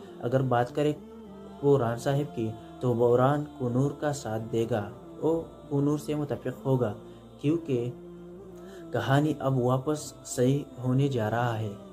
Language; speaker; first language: Urdu; non-native, local second language; Pashto